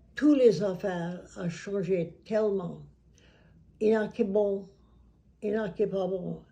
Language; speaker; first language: French; native; French